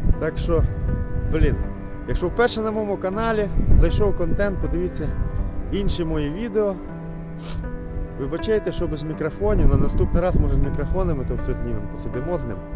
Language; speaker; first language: Ukrainian; native; Ukrainian